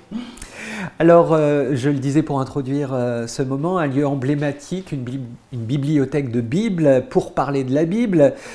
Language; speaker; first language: French; native; French